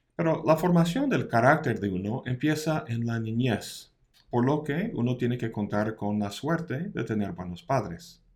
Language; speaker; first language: Spanish; non-native, fluent; English